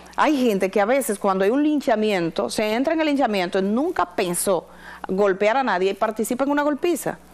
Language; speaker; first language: Spanish; native; Spanish